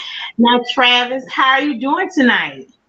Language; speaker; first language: English; native; English